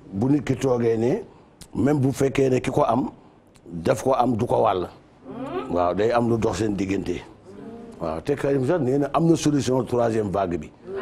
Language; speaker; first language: Wolof; native; Wolof